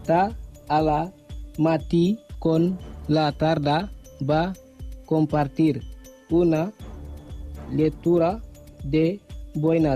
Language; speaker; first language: Catalan; non-native, learner; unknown